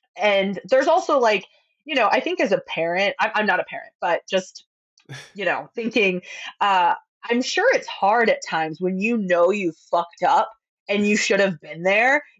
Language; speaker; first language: English; early bilingual, other home language; Spanish